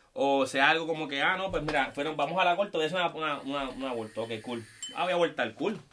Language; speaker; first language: Spanish; early bilingual, heritage; Spanish